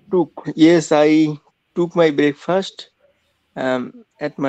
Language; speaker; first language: English; non-native, learner; Bangla